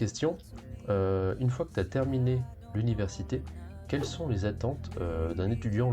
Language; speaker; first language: French; native; French